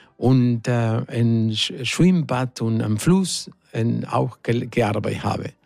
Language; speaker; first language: German; non-native, fluent; Spanish